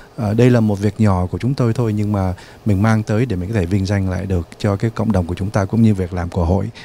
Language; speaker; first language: Vietnamese; early bilingual, other home language; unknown